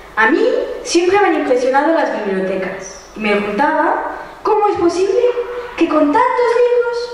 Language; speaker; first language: Spanish; non-native, fluent; French